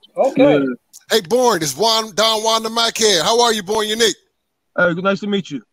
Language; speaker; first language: English; native; English